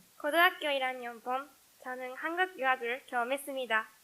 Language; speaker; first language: Korean; non-native, learner; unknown